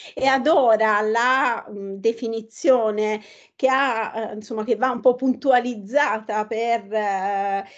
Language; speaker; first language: Italian; native; Italian